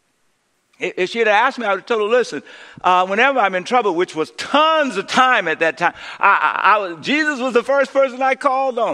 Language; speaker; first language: English; native; English